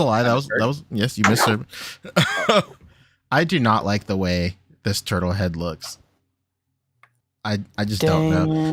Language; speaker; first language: English; native; English